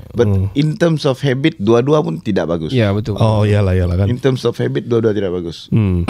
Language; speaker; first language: Malay; native; Malay